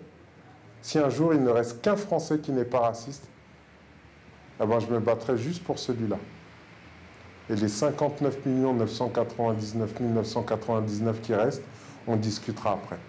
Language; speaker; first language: French; native; French